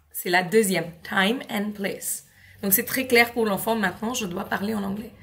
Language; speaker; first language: French; non-native, fluent; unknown